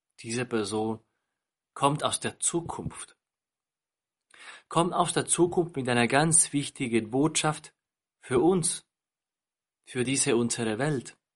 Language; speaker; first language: German; non-native, fluent; Spanish